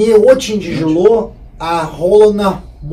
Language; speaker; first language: Russian; non-native, learner; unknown